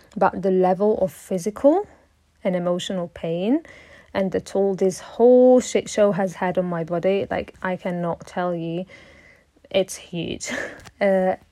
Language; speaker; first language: English; non-native, fluent; Italian